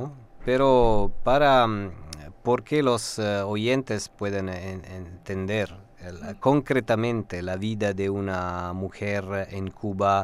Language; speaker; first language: Spanish; non-native, learner; Italian